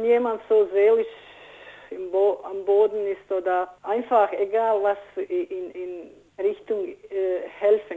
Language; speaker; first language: German; non-native, learner; Bosnian